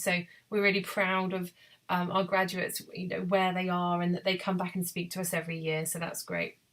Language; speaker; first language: English; native; English